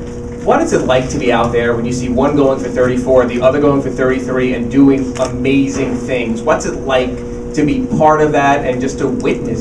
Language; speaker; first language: English; native; English